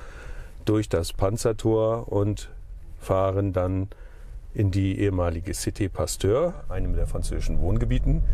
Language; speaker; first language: German; native; German